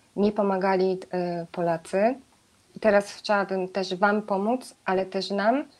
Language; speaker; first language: Polish; non-native, fluent; Japanese